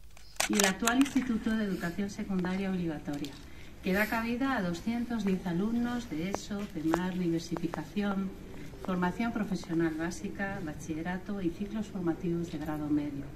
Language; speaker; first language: Spanish; native; Spanish